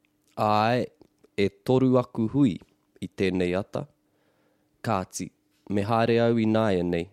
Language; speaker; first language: Māori; non-native, local second language; English